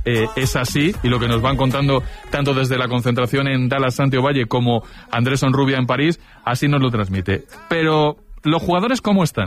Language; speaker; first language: Spanish; native; Spanish